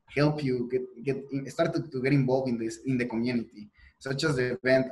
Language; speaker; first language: English; non-native, fluent; Spanish